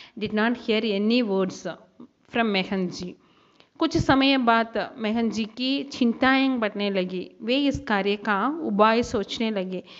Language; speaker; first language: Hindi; non-native, local second language; Tamil